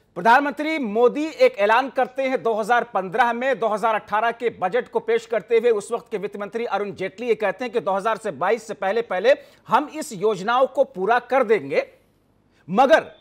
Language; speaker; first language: Hindi; native; Hindi